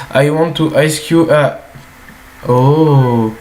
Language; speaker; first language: English; non-native, learner; French